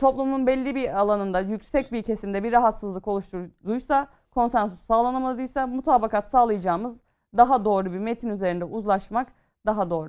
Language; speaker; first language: Turkish; native; Turkish